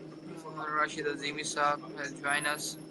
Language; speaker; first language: English; non-native, fluent; Urdu